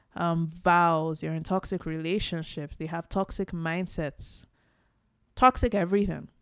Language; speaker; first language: English; non-native, local second language; Yoruba